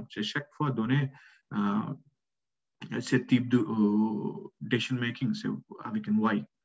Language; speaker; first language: French; non-native, learner; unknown